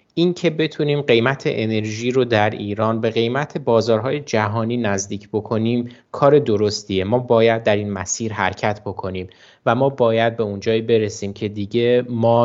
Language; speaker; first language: Persian; native; Persian